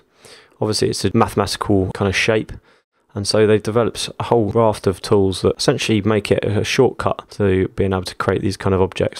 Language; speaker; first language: English; native; English